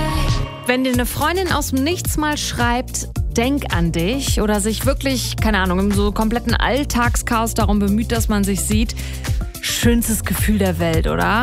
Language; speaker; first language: German; native; German